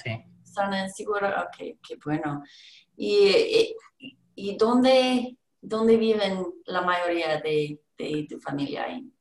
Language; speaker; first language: Spanish; non-native, learner; English